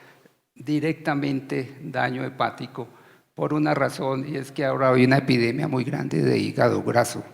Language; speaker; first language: Spanish; native; Spanish